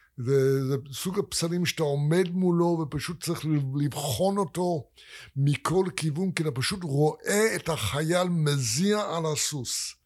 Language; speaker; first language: Hebrew; non-native, fluent; English